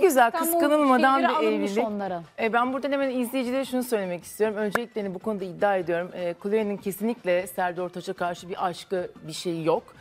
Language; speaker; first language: Turkish; native; Turkish